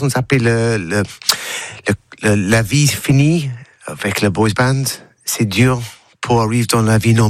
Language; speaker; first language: French; non-native, learner; English